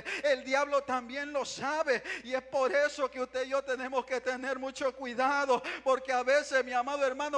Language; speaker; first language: Spanish; native; Spanish